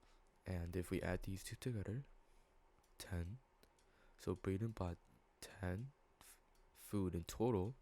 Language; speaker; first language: English; native; English